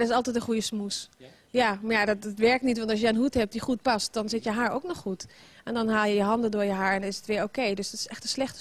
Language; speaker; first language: Dutch; native; Dutch